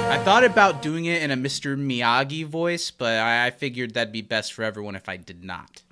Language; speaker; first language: English; native; English